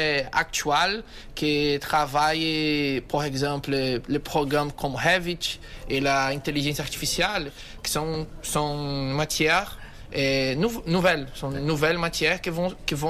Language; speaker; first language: French; non-native, learner; Portuguese